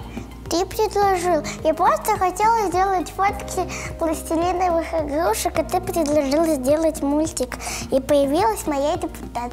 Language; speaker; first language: Russian; native; Russian